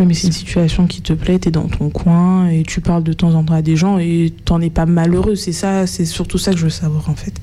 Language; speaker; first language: French; native; French